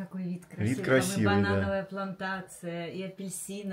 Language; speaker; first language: Russian; native; Russian